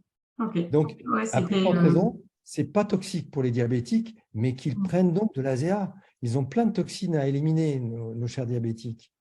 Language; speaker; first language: French; native; French